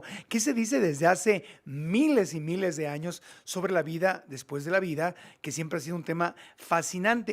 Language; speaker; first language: Spanish; native; Spanish